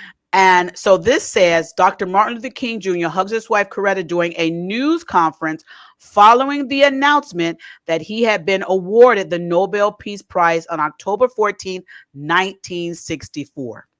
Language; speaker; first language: English; native; English